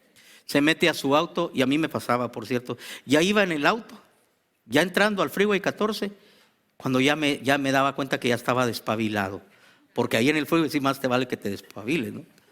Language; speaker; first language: Spanish; native; Spanish